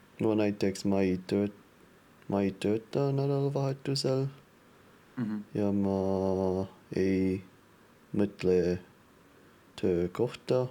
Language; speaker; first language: Estonian; non-native, learner; English